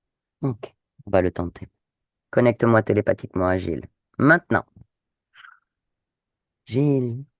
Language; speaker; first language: French; native; French